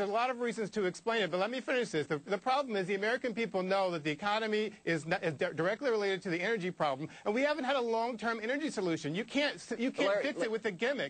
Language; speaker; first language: English; native; English